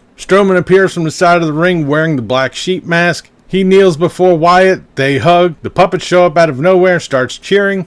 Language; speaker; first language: English; native; English